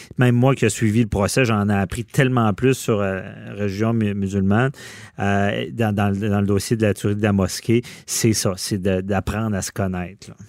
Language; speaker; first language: French; native; French